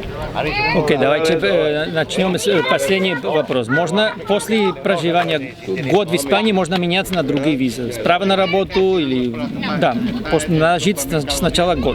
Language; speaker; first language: Russian; non-native, fluent; Spanish